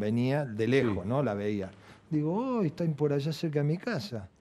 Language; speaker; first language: Spanish; native; Spanish